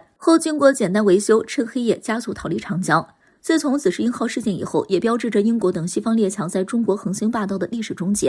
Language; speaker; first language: Chinese; native; Chinese